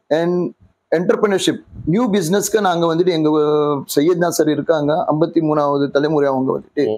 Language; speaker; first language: Tamil; non-native, local second language; Gujarati